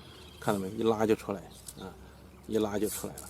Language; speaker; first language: Chinese; native; Chinese